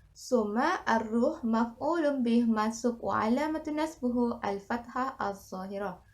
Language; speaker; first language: Arabic; non-native, learner; Malay